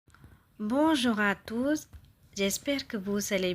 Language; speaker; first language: French; non-native, fluent; Tamil